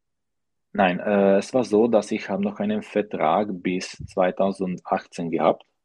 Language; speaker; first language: German; non-native, learner; Slovak